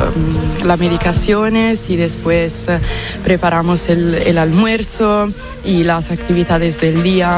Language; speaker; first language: Spanish; non-native, fluent; Italian